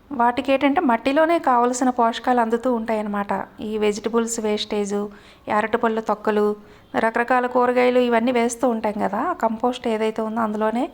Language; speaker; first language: Telugu; native; Telugu